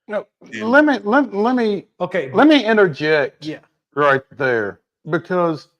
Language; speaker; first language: English; native; English